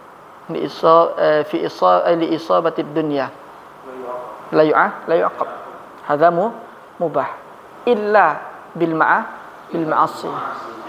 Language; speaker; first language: Arabic; non-native, fluent; Indonesian